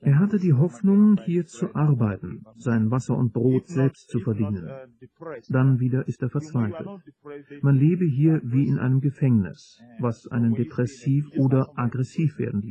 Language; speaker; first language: German; native; German